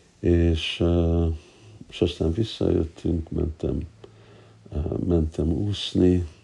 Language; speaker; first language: Hungarian; non-native, fluent; English